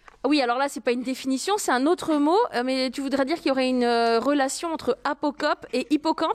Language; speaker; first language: French; native; French